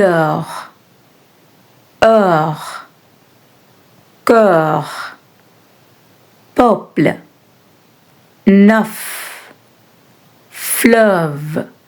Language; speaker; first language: French; non-native, fluent; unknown